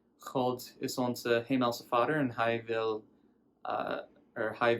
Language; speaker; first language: Dutch; non-native, learner; English